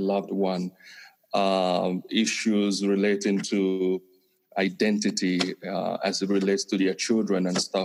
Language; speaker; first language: English; non-native, local second language; Igbo